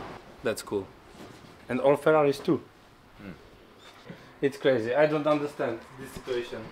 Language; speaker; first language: English; non-native, learner; Polish